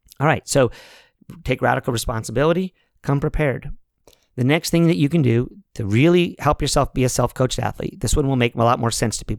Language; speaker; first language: English; native; English